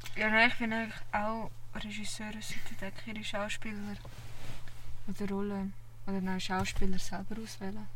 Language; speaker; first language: German; early bilingual, other home language; Vietnamese